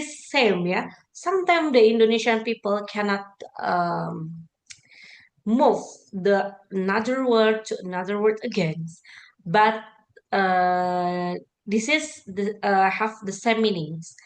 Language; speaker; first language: English; non-native, learner; Indonesian